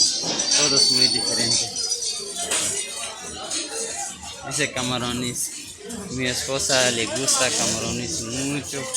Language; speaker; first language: Spanish; non-native, learner; Urdu